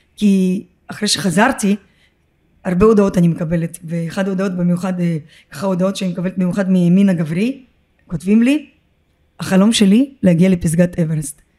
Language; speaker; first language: Hebrew; early bilingual, other home language; Russian